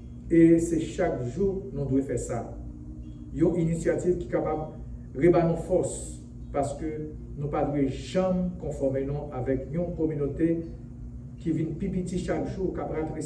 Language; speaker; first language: French; non-native, local second language; Haitian Creole